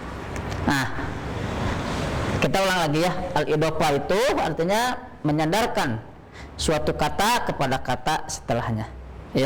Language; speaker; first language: Indonesian; native; Indonesian